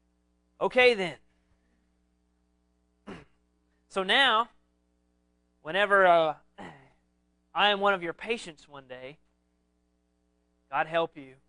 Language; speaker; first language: English; native; English